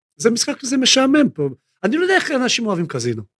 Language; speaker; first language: Hebrew; non-native, fluent; Croatian